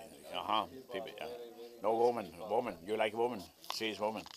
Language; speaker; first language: English; non-native, learner; Swedish